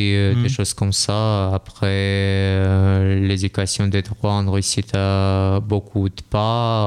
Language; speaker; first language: French; non-native, fluent; Russian